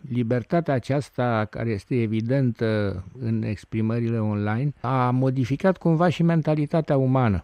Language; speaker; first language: Romanian; native; Romanian